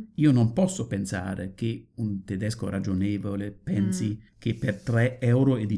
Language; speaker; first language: Italian; non-native, fluent; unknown